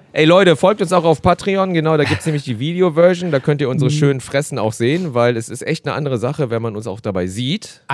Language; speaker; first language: German; early bilingual, other home language; Korean